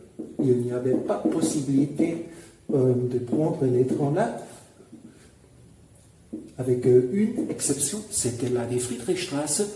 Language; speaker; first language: French; non-native, fluent; German